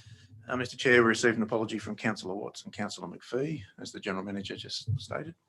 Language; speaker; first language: English; native; English